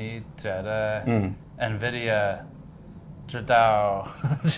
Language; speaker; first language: Chinese; non-native, learner; English